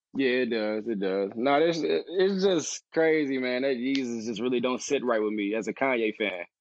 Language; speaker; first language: English; native; English